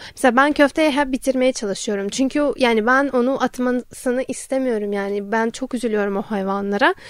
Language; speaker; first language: Turkish; non-native, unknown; Ukrainian